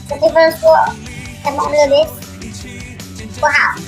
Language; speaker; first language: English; non-native, learner; Indonesian